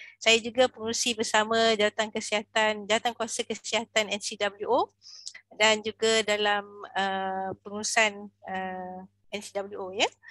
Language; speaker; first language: Malay; native; Malay